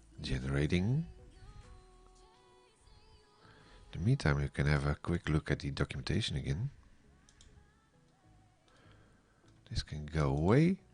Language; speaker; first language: English; non-native, fluent; Dutch